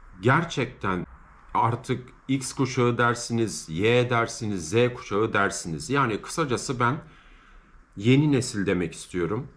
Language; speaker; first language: Turkish; native; Turkish